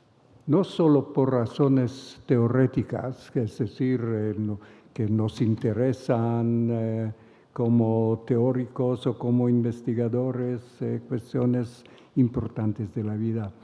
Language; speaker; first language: Spanish; non-native, fluent; Hebrew